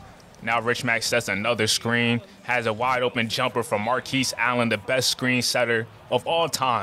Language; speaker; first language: English; native; English